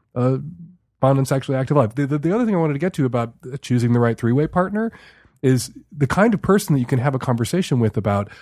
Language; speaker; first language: English; native; English